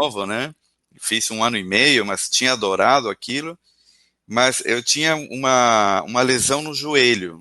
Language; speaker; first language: Portuguese; non-native, fluent; Spanish